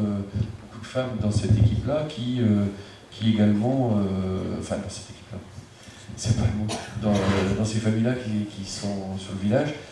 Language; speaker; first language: French; native; French